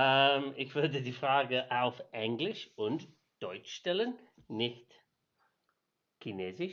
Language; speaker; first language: German; non-native, learner; English